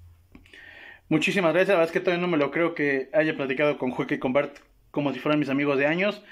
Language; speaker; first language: Spanish; native; Spanish